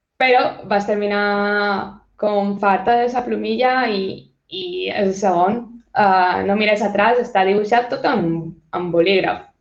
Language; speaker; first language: Catalan; non-native, local second language; Spanish